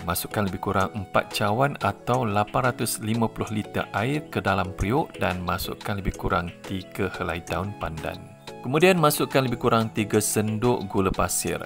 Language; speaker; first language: Malay; native; Malay